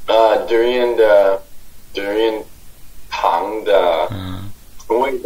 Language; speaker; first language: Chinese; non-native, learner; English